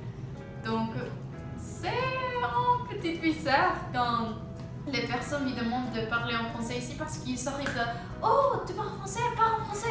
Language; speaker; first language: French; non-native, fluent; Spanish